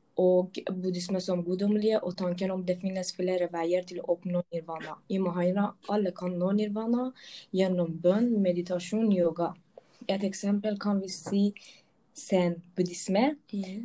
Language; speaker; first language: Norwegian; non-native, local second language; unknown